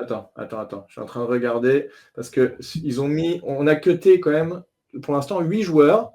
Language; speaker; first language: French; native; French